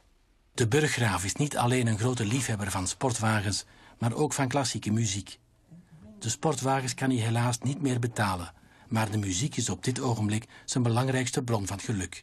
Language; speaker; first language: Dutch; native; Dutch